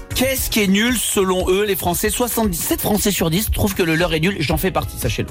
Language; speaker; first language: French; native; French